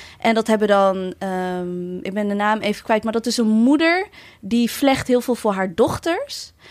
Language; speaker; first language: Dutch; early bilingual, other home language; Arabic